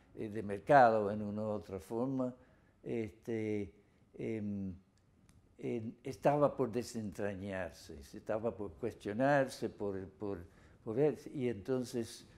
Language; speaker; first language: Spanish; non-native, fluent; English